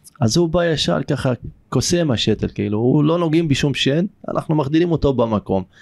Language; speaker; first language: Hebrew; non-native, local second language; Arabic